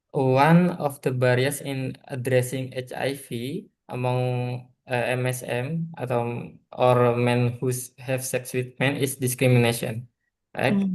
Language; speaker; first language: English; non-native, learner; Indonesian